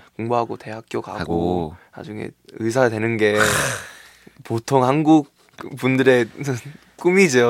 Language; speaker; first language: Korean; early bilingual, heritage; Korean